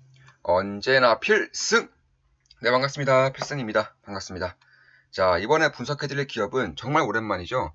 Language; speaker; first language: Korean; native; Korean